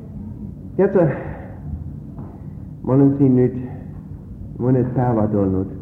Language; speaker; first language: Estonian; early bilingual, heritage; Estonian